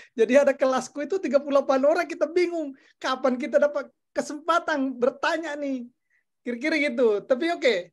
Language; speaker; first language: Indonesian; non-native, local second language; Buginese